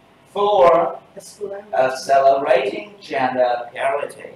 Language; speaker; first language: English; non-native, fluent; Vietnamese